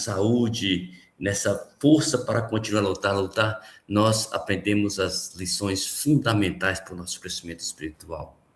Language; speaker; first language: Portuguese; native; Portuguese